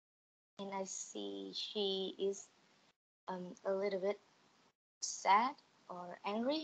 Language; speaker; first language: English; non-native, learner; Vietnamese